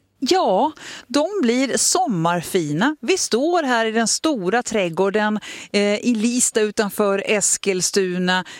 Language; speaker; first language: Swedish; native; Swedish